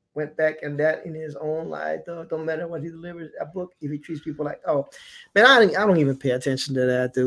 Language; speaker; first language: English; non-native, fluent; Spanish